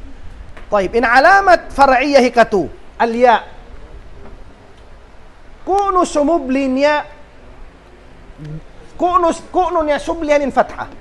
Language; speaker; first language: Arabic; non-native, fluent; Tausug